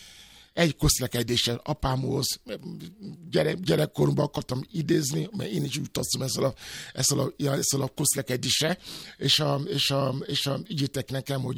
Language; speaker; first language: Hungarian; non-native, learner; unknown